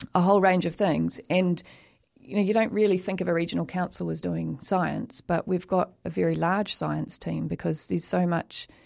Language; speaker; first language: English; native; English